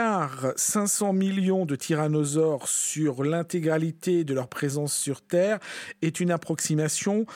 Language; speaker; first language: French; native; French